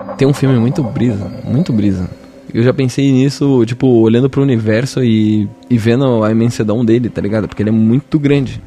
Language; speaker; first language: Portuguese; native; Portuguese